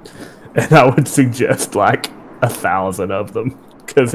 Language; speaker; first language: English; native; English